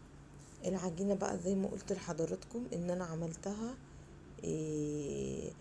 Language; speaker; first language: Arabic; native; Arabic